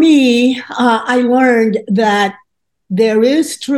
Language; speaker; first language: English; non-native, local second language; Filipino